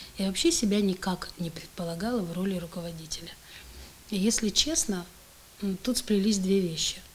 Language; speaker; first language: Russian; native; Russian